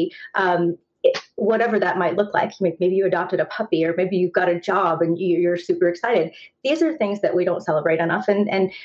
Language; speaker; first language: English; native; English